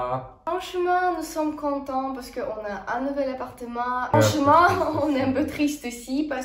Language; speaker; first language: French; non-native, fluent; Estonian